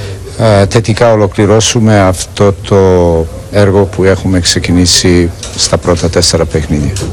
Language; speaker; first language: Greek; non-native, fluent; Serbian